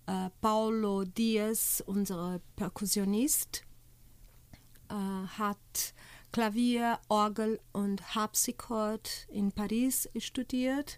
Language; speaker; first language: German; non-native, fluent; Portuguese